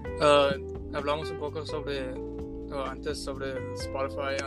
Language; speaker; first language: Spanish; early bilingual, heritage; Spanish